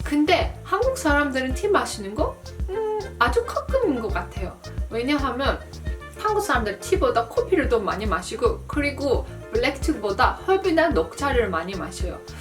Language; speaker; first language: Korean; non-native, fluent; Azerbaijani